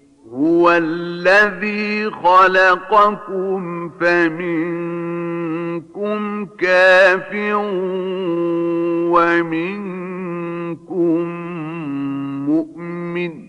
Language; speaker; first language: Arabic; native; Arabic